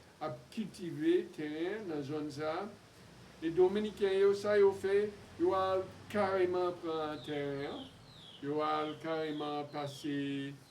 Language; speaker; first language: Haitian Creole; non-native, fluent; English